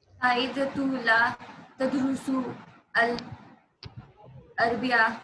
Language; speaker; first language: Arabic; non-native, learner; Urdu